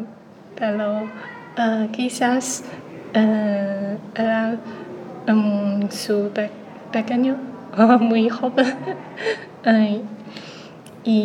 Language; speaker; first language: Spanish; non-native, learner; Chinese